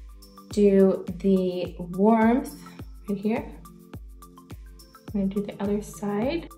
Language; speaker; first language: English; non-native, fluent; Swedish